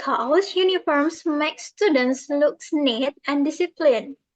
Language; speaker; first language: English; non-native, learner; Indonesian